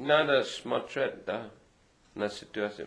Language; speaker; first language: Russian; non-native, fluent; English